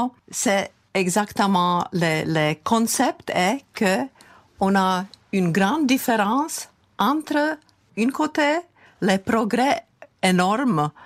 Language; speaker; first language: French; non-native, fluent; Czech